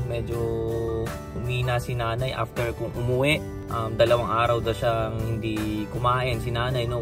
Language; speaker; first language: Filipino; native; Filipino